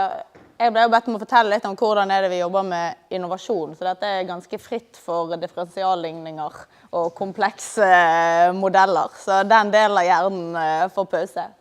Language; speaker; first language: Norwegian; native; Norwegian